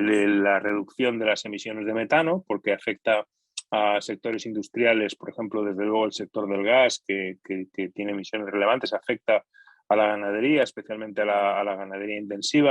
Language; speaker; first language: Spanish; native; Spanish